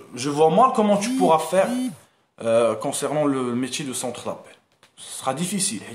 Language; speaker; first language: French; non-native, local second language; Arabic